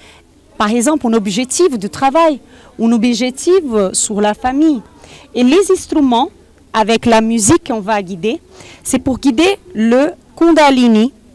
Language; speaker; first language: French; non-native, fluent; Portuguese